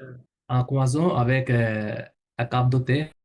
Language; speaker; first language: French; non-native, learner; Bangla